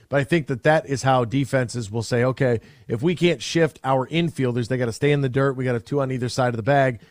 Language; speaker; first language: English; native; English